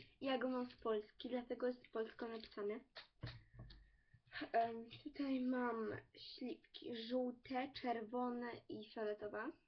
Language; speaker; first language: Polish; early bilingual, heritage; Polish